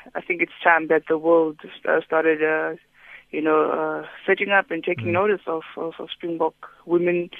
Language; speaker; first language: English; non-native, local second language; Xhosa